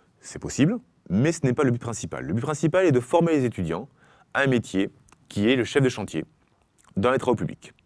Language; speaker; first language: French; native; French